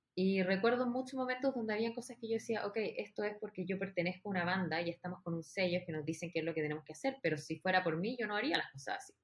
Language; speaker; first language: Spanish; native; Spanish